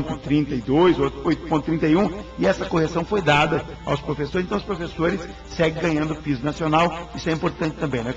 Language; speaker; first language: Portuguese; native; Portuguese